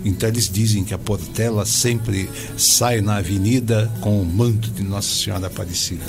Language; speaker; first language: Portuguese; native; Portuguese